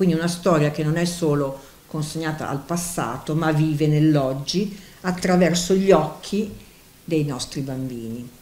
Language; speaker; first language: Italian; native; Italian